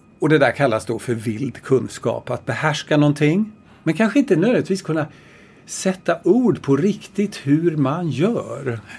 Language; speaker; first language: Swedish; native; Swedish